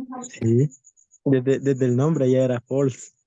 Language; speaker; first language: Spanish; native; Spanish